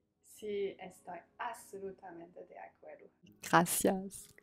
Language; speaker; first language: Spanish; non-native, learner; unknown